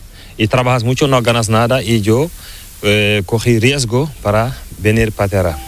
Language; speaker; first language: Spanish; non-native, learner; Fula